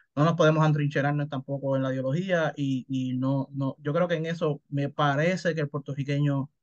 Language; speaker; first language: Spanish; native; Spanish